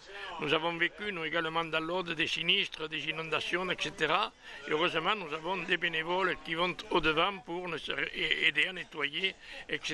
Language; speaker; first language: French; native; French